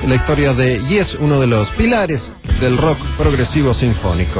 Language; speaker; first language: Spanish; native; Spanish